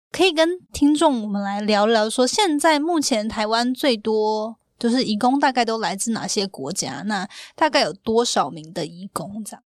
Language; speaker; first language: Chinese; native; Chinese